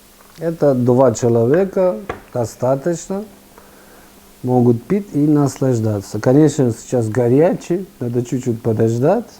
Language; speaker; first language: Russian; non-native, fluent; Persian